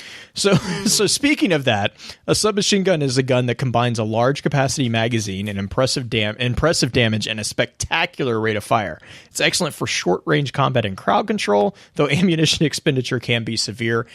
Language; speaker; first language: English; native; English